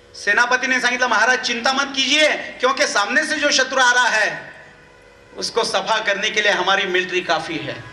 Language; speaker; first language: Hindi; non-native, local second language; Marathi